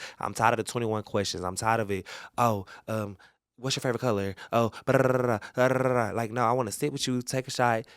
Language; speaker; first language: English; native; English